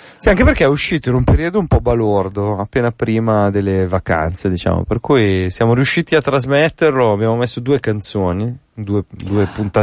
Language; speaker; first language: Italian; native; Italian